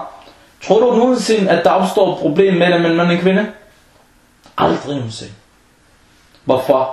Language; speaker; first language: Danish; non-native, fluent; Arabic